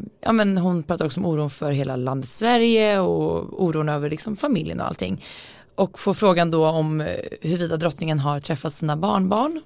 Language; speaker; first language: Swedish; native; Swedish